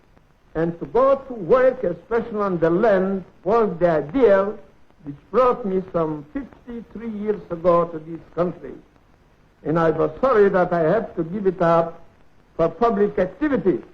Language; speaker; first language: English; non-native, fluent; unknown